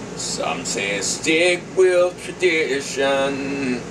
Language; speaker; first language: English; native; English